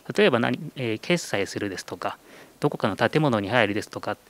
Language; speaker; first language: Japanese; native; Japanese